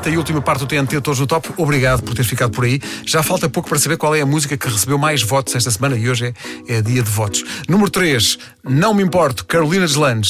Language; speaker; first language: Portuguese; native; Portuguese